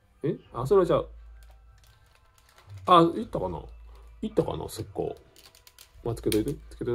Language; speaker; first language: Japanese; native; Japanese